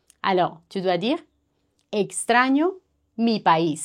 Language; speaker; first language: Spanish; non-native, fluent; French